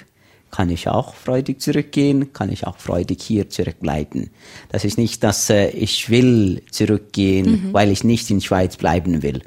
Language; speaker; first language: German; non-native, learner; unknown